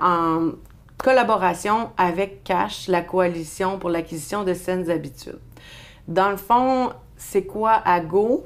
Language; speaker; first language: French; native; French